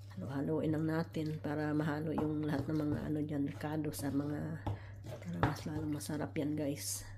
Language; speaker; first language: Filipino; non-native, local second language; Cebuano